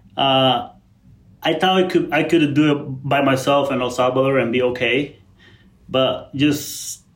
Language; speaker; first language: English; non-native, fluent; Spanish